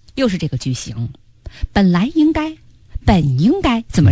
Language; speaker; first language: Chinese; native; Chinese